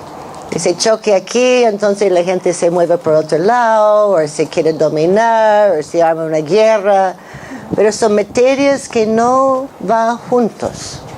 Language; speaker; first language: Spanish; non-native, fluent; English